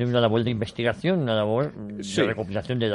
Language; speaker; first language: Spanish; native; Spanish